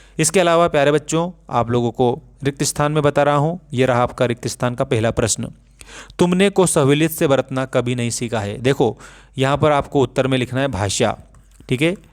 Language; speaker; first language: Hindi; native; Hindi